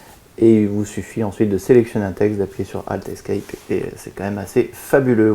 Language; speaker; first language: French; native; French